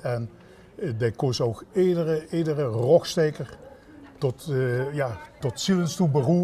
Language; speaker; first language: Dutch; native; Dutch